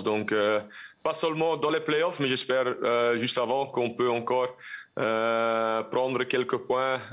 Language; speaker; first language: French; non-native, local second language; Dutch